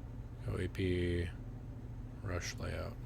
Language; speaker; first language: English; native; English